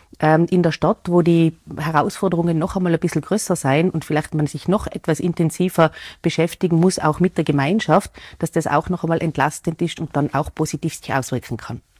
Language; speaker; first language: German; native; German